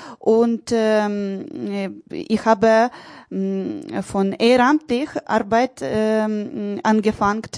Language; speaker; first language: German; non-native, learner; Ukrainian